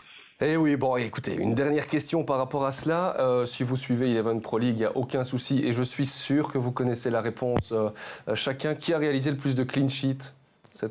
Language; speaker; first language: French; native; French